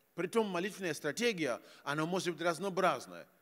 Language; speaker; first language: Russian; non-native, fluent; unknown